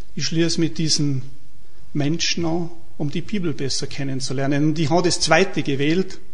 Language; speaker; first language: German; native; German